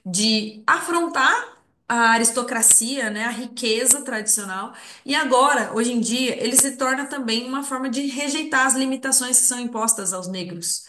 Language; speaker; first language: Portuguese; native; Portuguese